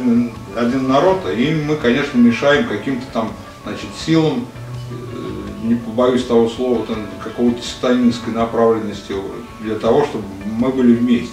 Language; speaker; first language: Russian; native; Russian